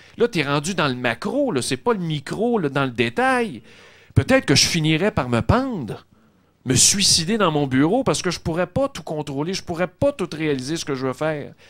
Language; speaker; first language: French; native; French